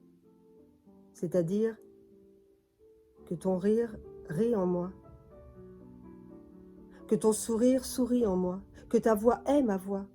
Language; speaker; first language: French; native; French